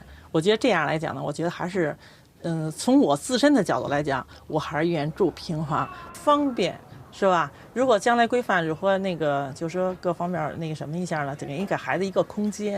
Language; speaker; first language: Chinese; native; Chinese